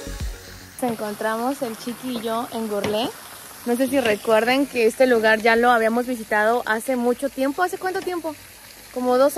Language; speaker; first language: Spanish; native; Spanish